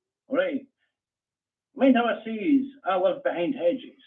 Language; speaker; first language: English; native; English